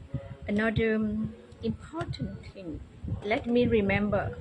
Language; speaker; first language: English; non-native, learner; Vietnamese